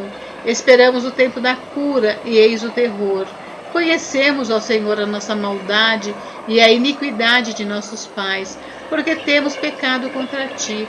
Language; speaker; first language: Portuguese; native; Portuguese